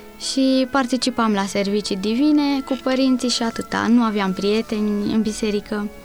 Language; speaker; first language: Romanian; non-native, local second language; Hungarian